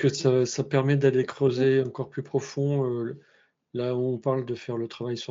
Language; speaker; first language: French; native; French